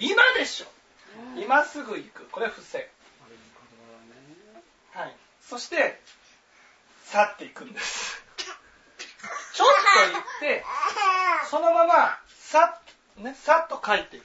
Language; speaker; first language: Japanese; native; Japanese